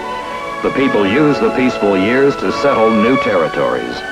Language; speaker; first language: English; native; English